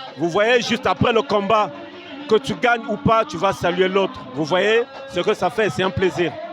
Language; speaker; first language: French; non-native, local second language; Lingala